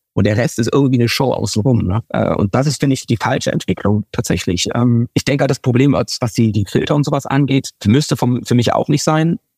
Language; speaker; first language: German; native; German